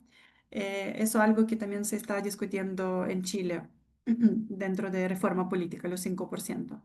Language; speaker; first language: Spanish; non-native, fluent; Ukrainian